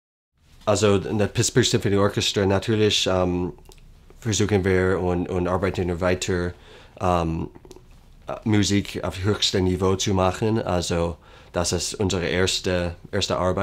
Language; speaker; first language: German; non-native, fluent; English